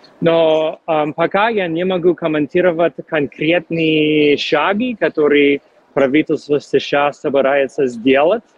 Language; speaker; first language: Russian; non-native, fluent; English